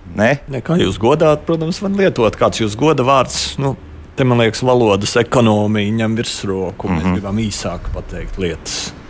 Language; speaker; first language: Latvian; native; Latvian